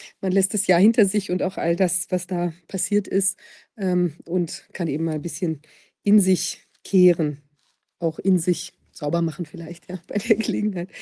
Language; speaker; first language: German; native; German